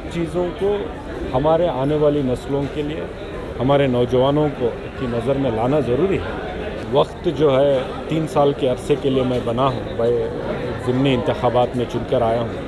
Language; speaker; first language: Urdu; native; Urdu